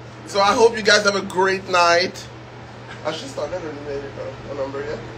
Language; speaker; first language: English; non-native, fluent; French